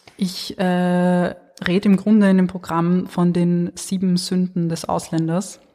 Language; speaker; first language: German; early bilingual, other home language; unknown